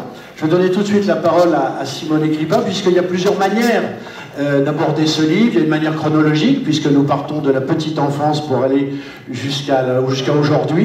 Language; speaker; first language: French; native; French